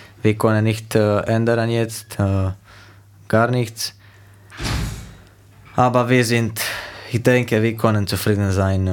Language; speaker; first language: German; non-native, fluent; Slovenian